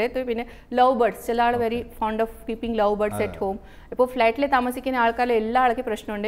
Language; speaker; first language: Malayalam; non-native, fluent; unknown